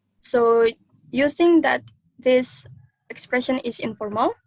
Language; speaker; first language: English; non-native, learner; Indonesian